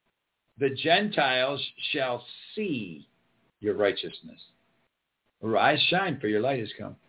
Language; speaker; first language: English; native; English